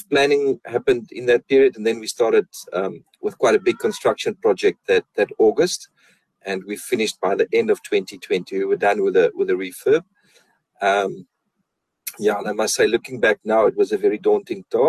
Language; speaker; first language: English; non-native, local second language; Afrikaans